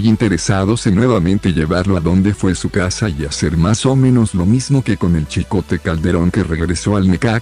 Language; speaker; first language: Spanish; native; Spanish